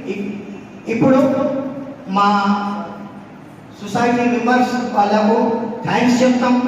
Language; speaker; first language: Telugu; non-native, local second language; Urdu